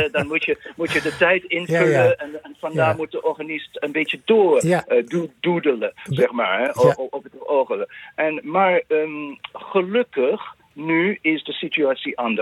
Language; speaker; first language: Dutch; non-native, fluent; English